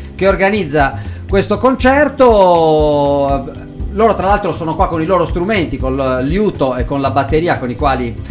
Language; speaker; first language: Italian; native; Italian